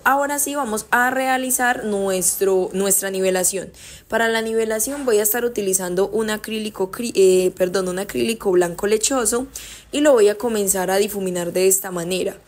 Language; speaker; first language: Spanish; native; Spanish